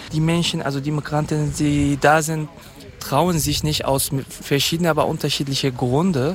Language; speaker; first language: German; non-native, fluent; Kurdish